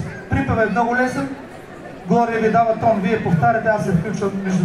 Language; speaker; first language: Bulgarian; native; Bulgarian